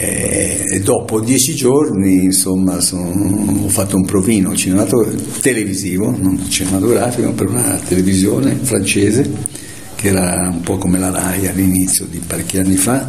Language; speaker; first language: Italian; native; Italian